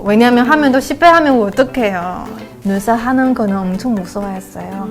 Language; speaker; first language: Korean; non-native, learner; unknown